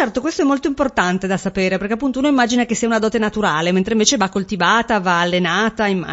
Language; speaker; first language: Italian; native; Italian